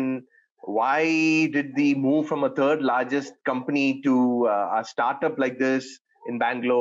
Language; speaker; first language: English; non-native, local second language; Tamil